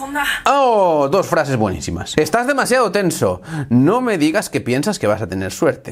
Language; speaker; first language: Spanish; native; Spanish